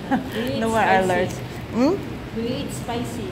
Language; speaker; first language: English; non-native, local second language; Min Nan Chinese